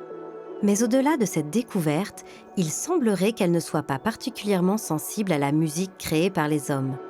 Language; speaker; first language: French; native; French